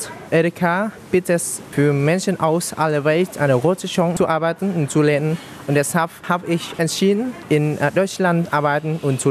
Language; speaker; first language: German; non-native, learner; Vietnamese